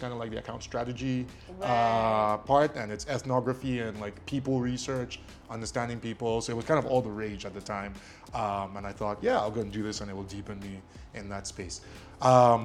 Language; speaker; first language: English; non-native, local second language; Yoruba